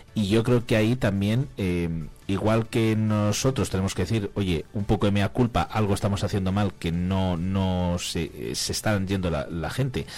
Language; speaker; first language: Spanish; native; Spanish